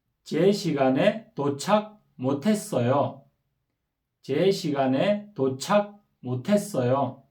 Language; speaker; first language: Korean; non-native, fluent; Kyrgyz